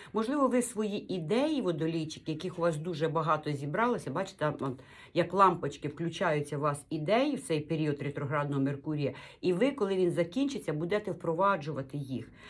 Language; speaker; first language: Ukrainian; non-native, local second language; Russian